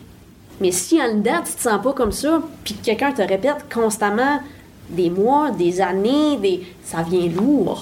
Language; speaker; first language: French; native; French